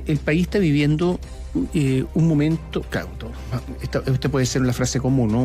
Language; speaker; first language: Spanish; native; Spanish